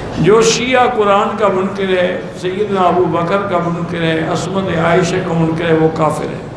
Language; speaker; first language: Urdu; early bilingual, heritage; Urdu